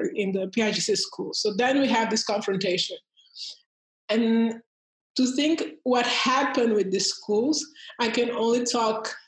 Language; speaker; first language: English; early bilingual, heritage; Portuguese